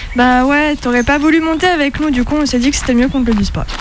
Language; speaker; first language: French; native; French